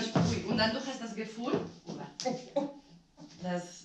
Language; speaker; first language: German; non-native, learner; Spanish